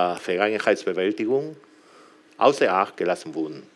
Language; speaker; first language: German; non-native, fluent; Galician